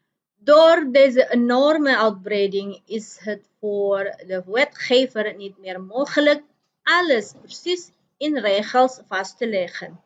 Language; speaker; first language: Dutch; non-native, fluent; Indonesian